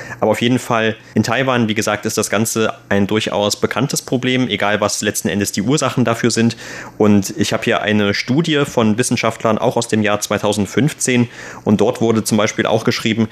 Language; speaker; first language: German; native; German